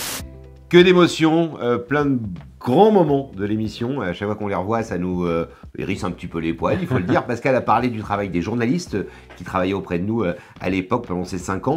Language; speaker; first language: French; native; French